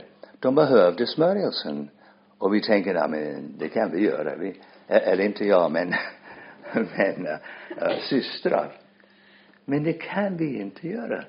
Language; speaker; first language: Swedish; non-native, fluent; English